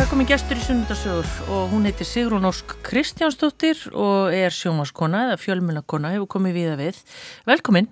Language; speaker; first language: Icelandic; native; Icelandic